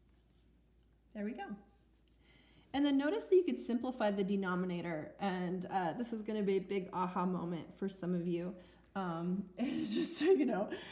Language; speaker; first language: English; native; English